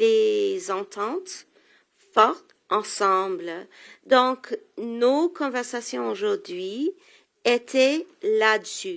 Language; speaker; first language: French; non-native, local second language; English